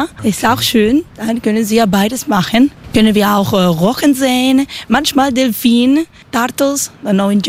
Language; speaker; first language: German; non-native, learner; Spanish